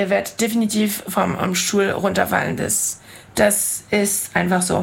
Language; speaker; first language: German; non-native, fluent; French